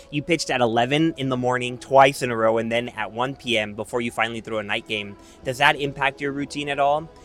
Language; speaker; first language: English; native; English